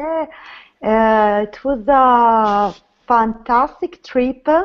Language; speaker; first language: English; non-native, learner; Italian